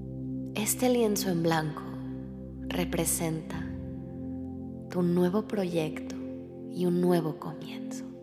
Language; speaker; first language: Spanish; native; Spanish